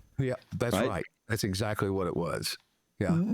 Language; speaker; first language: English; native; English